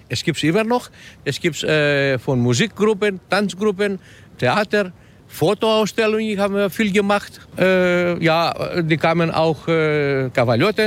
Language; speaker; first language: German; non-native, fluent; Greek